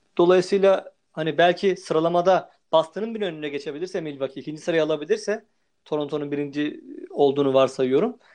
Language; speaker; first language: Turkish; native; Turkish